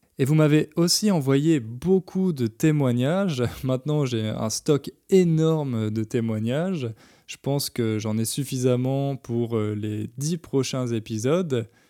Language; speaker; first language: French; native; French